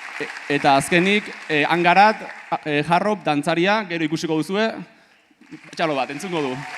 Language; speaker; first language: Basque; native; Basque